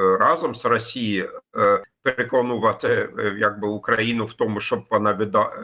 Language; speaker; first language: Ukrainian; non-native, fluent; German